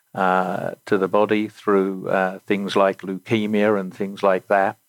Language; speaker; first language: English; native; English